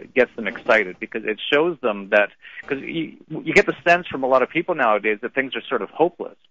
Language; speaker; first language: English; native; English